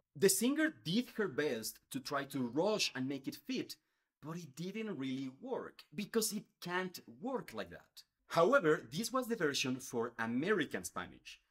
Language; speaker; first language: English; non-native, fluent; Spanish